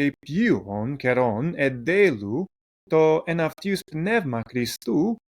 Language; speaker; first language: Greek; non-native, fluent; English